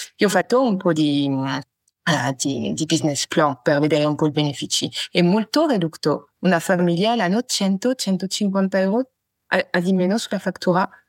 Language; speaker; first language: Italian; non-native, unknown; French